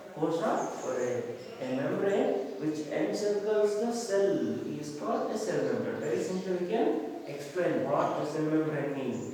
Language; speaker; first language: English; non-native, local second language; Kannada